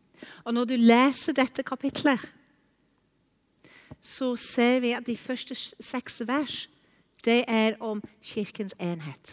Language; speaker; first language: Norwegian; non-native, fluent; English